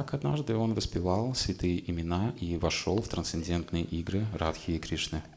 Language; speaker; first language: Russian; native; Russian